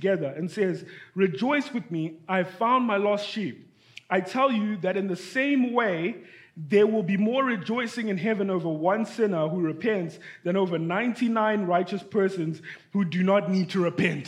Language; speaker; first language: English; non-native, local second language; Shona